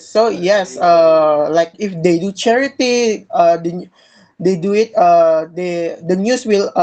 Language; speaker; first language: English; non-native, learner; Indonesian